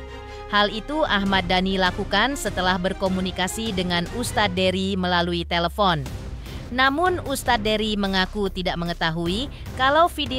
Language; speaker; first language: Indonesian; native; Indonesian